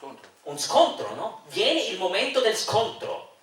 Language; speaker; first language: Italian; non-native, fluent; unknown